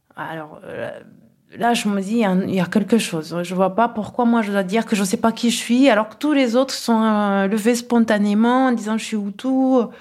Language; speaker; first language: French; non-native, local second language; Kinyarwanda